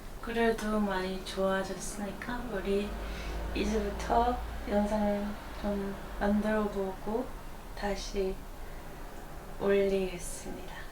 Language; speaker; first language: Korean; non-native, learner; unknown